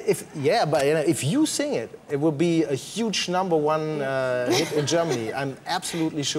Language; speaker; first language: English; non-native, fluent; German